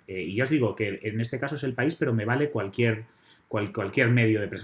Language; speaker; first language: Spanish; native; Spanish